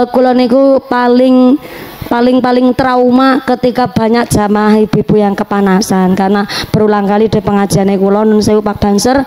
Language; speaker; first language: Indonesian; non-native, local second language; Javanese